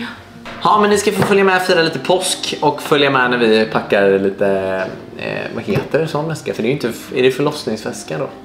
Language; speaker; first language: Swedish; native; Swedish